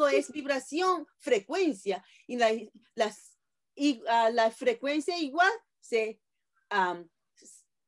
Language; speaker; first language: Spanish; non-native, fluent; Japanese